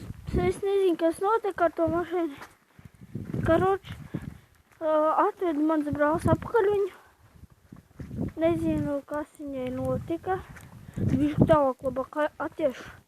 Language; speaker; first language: Latvian; non-native, local second language; Russian